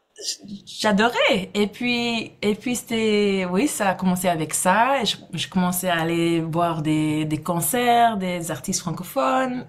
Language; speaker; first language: French; non-native, fluent; English